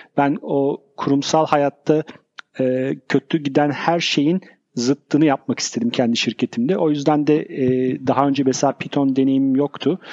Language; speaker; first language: Turkish; native; Turkish